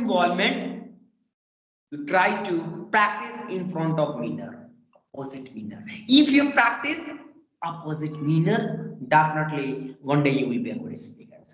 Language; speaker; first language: English; non-native, learner; Bhojpuri